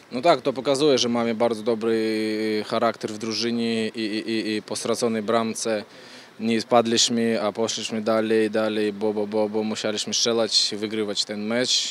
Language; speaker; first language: Polish; non-native, fluent; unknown